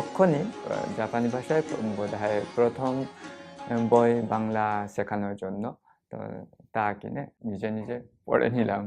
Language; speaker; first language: Bangla; non-native, fluent; Japanese